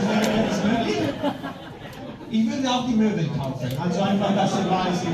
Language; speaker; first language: German; non-native, fluent; Spanish